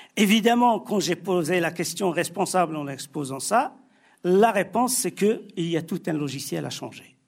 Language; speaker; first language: French; non-native, local second language; Arabic